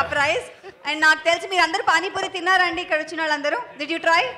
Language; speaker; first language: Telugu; native; Telugu